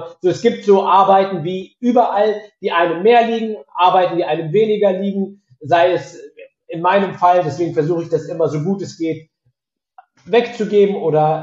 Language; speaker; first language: German; native; German